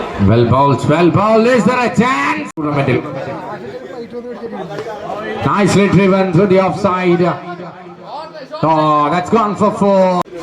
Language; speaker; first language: English; non-native, local second language; Malayalam